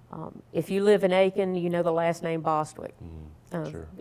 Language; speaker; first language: English; native; English